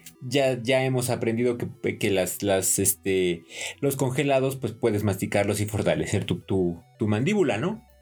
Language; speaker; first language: Spanish; native; Spanish